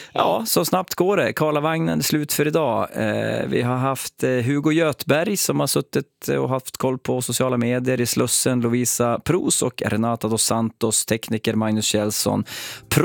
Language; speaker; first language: Swedish; native; Swedish